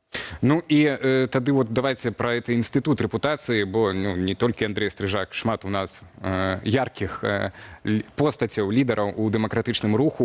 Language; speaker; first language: Belarusian; native; Belarusian